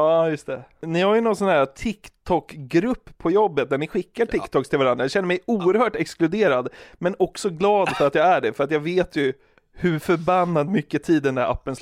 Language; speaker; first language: Swedish; native; Swedish